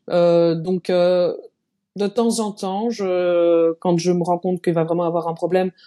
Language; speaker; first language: French; native; French